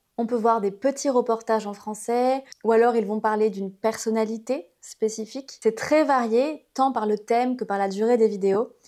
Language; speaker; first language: French; native; French